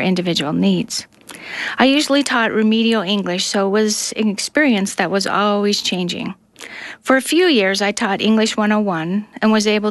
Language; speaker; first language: English; non-native, local second language; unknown